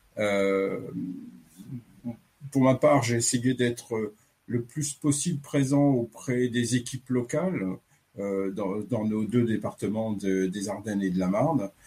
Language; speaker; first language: French; native; French